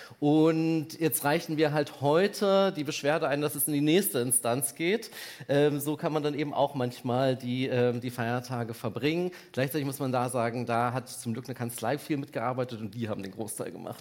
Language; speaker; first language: German; native; German